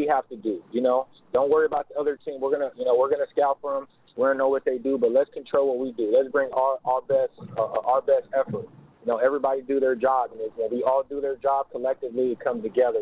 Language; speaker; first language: English; early bilingual, other home language; Lingala